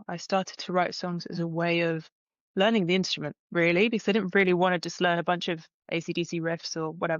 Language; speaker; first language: English; native; English